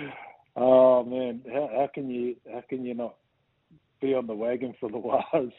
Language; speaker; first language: English; native; English